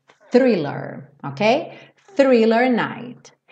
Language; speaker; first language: English; non-native, fluent; Portuguese